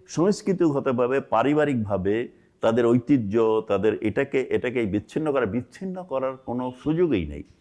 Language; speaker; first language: Bangla; native; Bangla